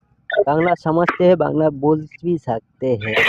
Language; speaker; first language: Hindi; non-native, local second language; Bangla